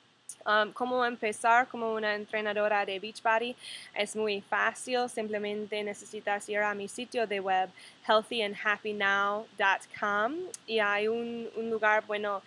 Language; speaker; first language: Spanish; non-native, fluent; English